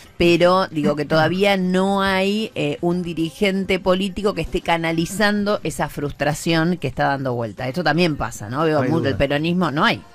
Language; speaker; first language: Spanish; native; Spanish